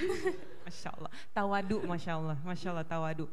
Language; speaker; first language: Indonesian; native; Indonesian